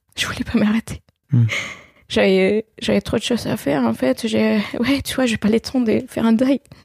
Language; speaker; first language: French; non-native, fluent; Spanish